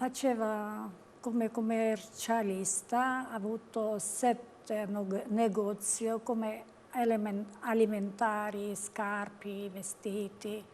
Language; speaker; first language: Italian; non-native, learner; Georgian